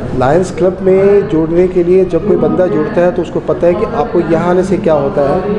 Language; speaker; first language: Hindi; native; Hindi